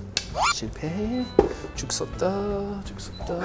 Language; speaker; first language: Korean; non-native, learner; English